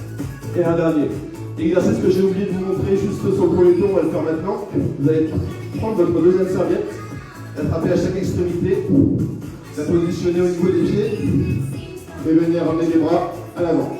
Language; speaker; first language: French; native; French